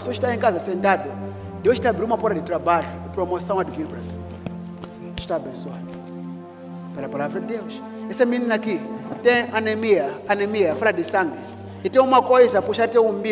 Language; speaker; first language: Portuguese; non-native, local second language; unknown